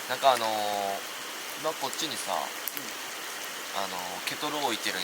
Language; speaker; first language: Japanese; native; Japanese